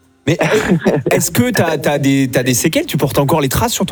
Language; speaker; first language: French; native; French